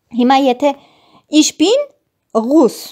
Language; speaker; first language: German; non-native, fluent; Armenian